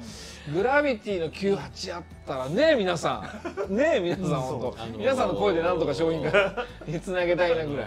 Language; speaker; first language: Japanese; native; Japanese